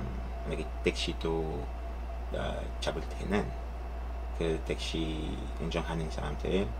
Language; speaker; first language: Korean; non-native, learner; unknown